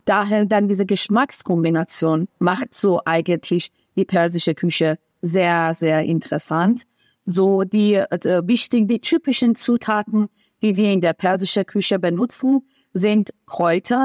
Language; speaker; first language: German; non-native, fluent; Persian